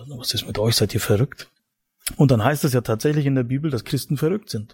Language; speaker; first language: German; native; German